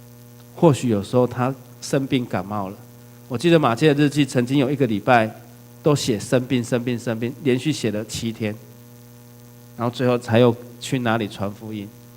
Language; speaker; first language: Chinese; native; Chinese